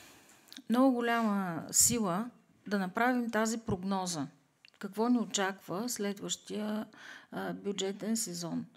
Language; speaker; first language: Bulgarian; native; Bulgarian